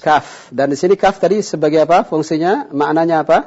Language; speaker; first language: Indonesian; native; Indonesian